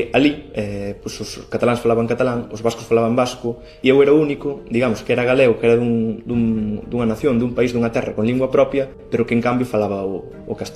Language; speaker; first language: Galician; non-native, local second language; Spanish